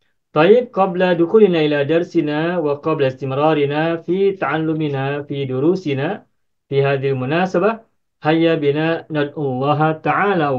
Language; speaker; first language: Arabic; non-native, fluent; Indonesian